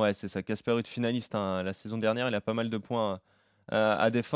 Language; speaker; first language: French; native; French